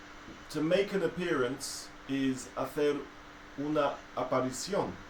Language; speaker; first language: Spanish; non-native, fluent; English